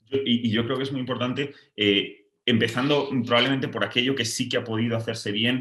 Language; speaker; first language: Spanish; native; Spanish